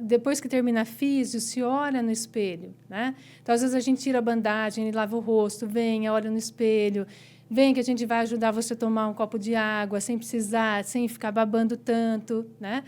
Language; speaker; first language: Portuguese; native; Portuguese